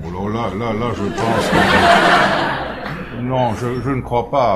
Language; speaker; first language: French; native; French